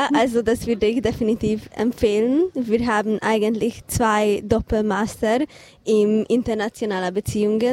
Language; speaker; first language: German; non-native, fluent; Hungarian